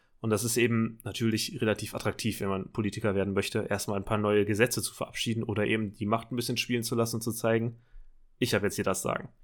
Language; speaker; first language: German; native; German